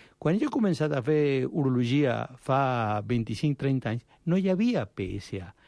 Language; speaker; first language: Catalan; non-native, fluent; Spanish